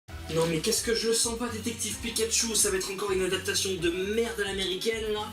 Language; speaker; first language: French; native; French